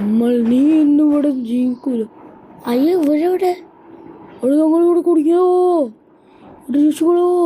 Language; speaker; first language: Malayalam; native; Malayalam